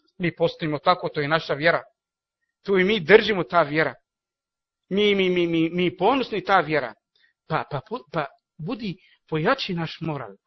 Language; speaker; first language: Bosnian; non-native, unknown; Arabic